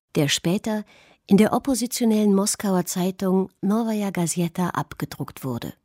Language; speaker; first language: German; native; German